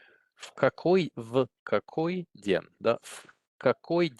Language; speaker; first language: Russian; non-native, fluent; English